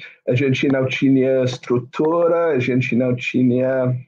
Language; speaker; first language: Portuguese; non-native, fluent; English